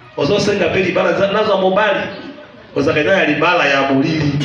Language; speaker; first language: Lingala; native; Lingala